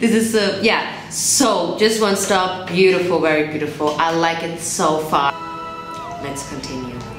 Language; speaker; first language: English; non-native, fluent; German